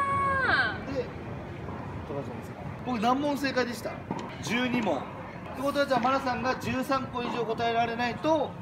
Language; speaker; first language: Japanese; native; Japanese